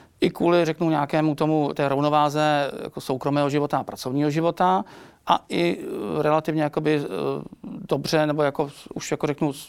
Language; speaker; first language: Czech; native; Czech